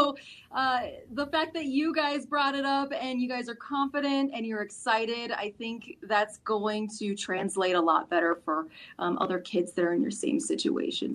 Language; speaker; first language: English; native; English